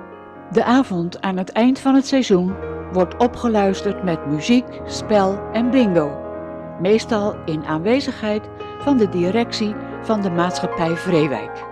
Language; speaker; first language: Dutch; native; Dutch